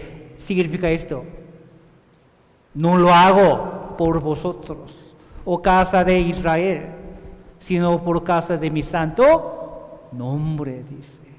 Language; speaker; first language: Spanish; non-native, fluent; Korean